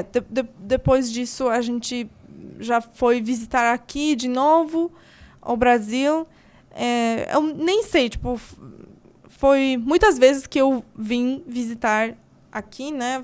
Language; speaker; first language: Portuguese; non-native, fluent; Polish